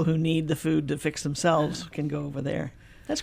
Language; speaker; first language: English; native; English